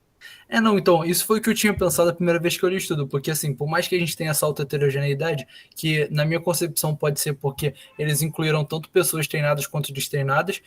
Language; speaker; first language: Portuguese; native; Portuguese